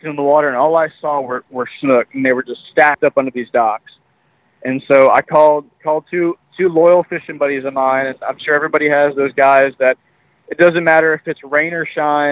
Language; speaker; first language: English; native; English